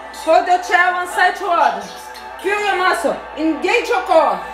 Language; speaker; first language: English; non-native, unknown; Portuguese